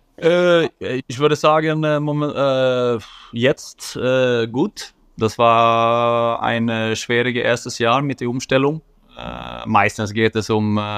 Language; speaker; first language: German; non-native, fluent; Swedish